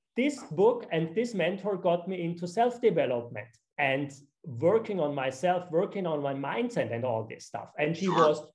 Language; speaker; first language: English; non-native, fluent; German